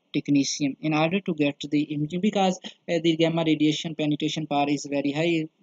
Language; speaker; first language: English; non-native, local second language; Urdu